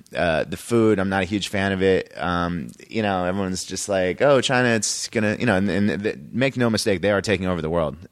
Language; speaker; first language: English; native; English